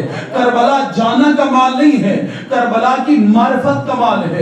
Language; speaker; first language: Urdu; native; Urdu